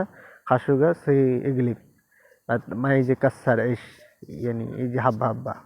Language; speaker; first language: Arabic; non-native, learner; Bangla